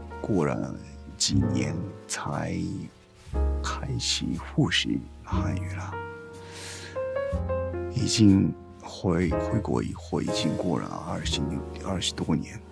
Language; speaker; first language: Chinese; non-native, learner; Japanese